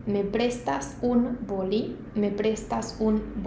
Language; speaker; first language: Spanish; non-native, fluent; Korean